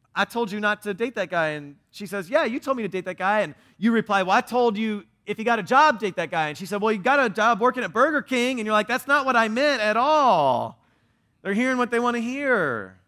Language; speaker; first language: English; native; English